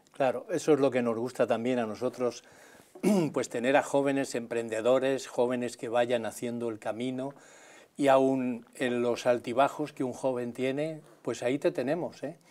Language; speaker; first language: Spanish; native; Spanish